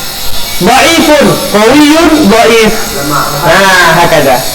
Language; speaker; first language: Arabic; non-native, fluent; Indonesian